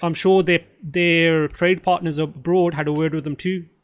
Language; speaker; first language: English; early bilingual, other home language; Punjabi